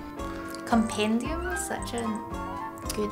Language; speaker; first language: English; native; English